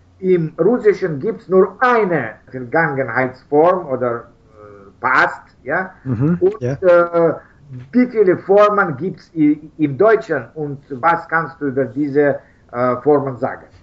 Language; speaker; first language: German; non-native, fluent; Russian